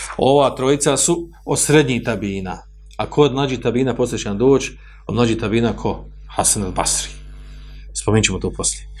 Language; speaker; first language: Bosnian; native; Bosnian